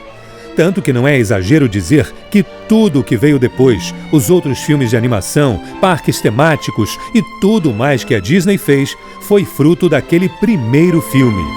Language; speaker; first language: Portuguese; native; Portuguese